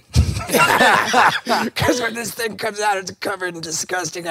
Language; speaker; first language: English; native; English